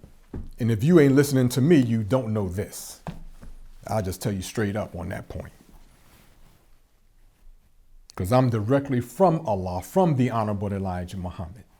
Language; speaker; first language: English; native; English